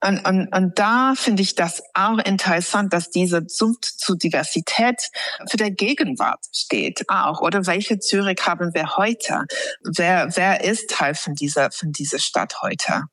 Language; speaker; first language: German; non-native, fluent; English